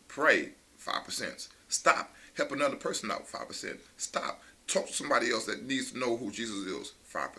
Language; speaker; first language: English; native; English